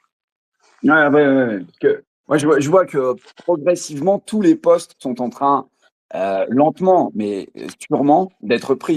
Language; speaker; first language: French; native; French